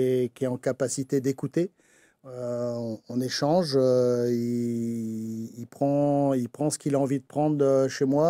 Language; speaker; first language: French; native; French